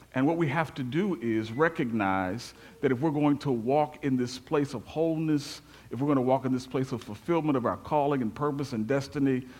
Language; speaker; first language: English; native; English